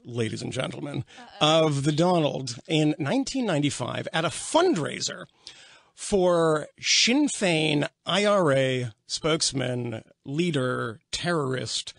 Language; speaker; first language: English; native; English